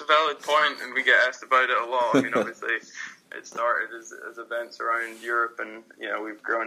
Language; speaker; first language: English; native; English